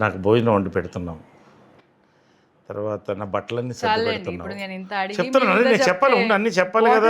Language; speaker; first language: Telugu; native; Telugu